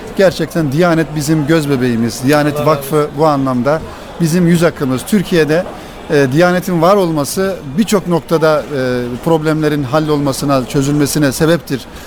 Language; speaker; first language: Turkish; native; Turkish